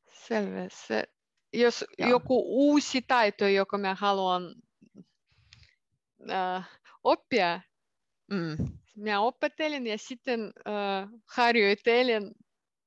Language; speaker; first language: Finnish; non-native, learner; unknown